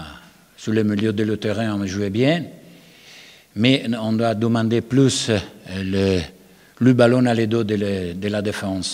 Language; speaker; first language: French; non-native, learner; Spanish